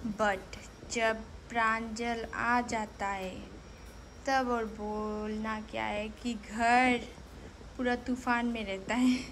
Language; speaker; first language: Hindi; non-native, local second language; Bangla